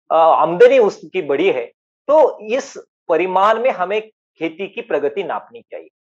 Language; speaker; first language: Hindi; non-native, local second language; Marathi